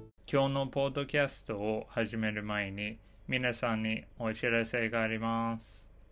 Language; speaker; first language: Japanese; non-native, fluent; English